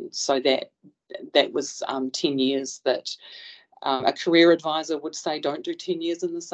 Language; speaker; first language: English; native; English